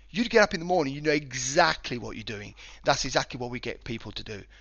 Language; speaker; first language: English; non-native, fluent; Spanish